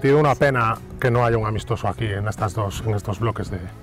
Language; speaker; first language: Spanish; native; Spanish